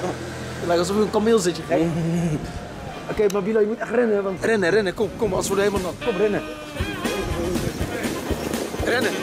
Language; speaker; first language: Dutch; early bilingual, other home language; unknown